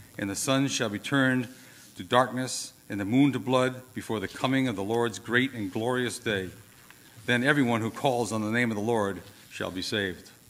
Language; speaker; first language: English; native; English